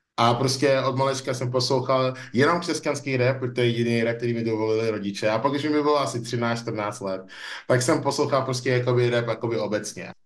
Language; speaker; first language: Czech; early bilingual, other home language; English